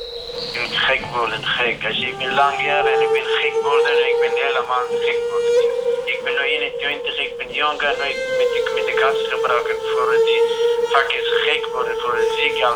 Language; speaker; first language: Dutch; non-native, learner; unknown